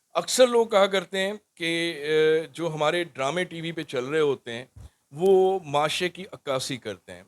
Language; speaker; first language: Urdu; non-native, local second language; Sindhi